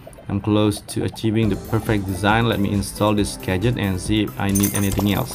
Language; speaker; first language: English; non-native, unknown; Indonesian